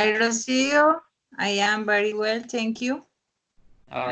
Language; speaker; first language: English; non-native, learner; Spanish